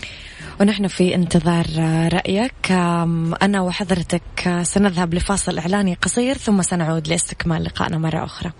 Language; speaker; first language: Arabic; native; Arabic